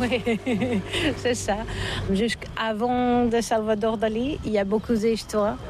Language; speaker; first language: French; non-native, learner; Catalan